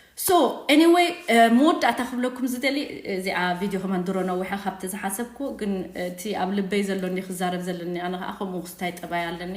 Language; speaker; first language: Tigrinya; native; Tigrinya